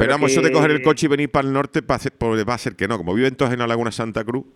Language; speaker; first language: Spanish; native; Spanish